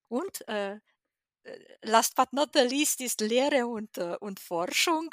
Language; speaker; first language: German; non-native, fluent; Romanian